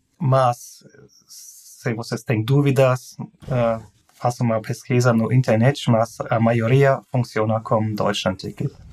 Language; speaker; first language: Portuguese; non-native, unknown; German